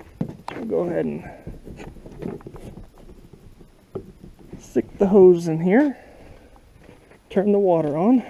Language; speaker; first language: English; native; English